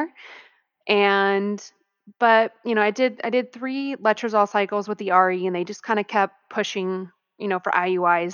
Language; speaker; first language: English; native; English